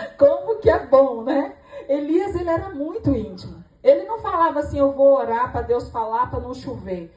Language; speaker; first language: Portuguese; native; Portuguese